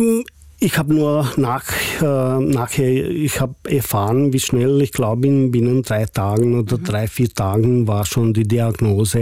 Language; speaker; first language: German; non-native, fluent; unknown